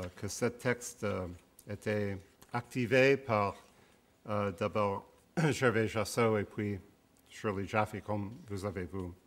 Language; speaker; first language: French; non-native, fluent; English